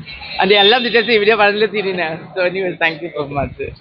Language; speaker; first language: Malayalam; non-native, learner; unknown